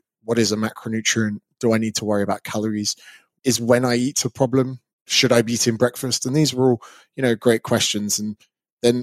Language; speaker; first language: English; native; English